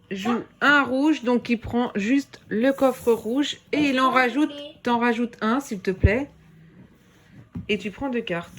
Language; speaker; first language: French; native; French